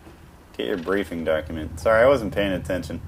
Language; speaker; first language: English; native; English